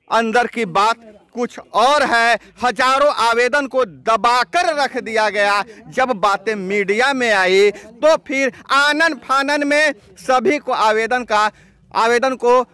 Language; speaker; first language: Hindi; native; Hindi